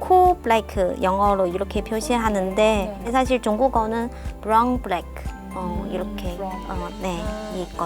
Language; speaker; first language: Korean; non-native, learner; Chinese